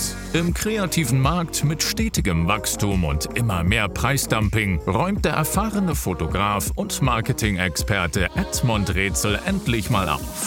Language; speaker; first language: German; native; German